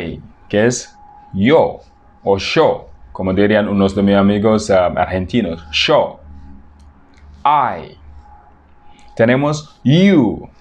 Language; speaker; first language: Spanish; non-native, fluent; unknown